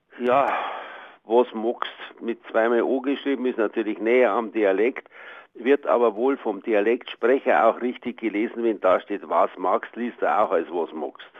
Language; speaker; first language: German; native; German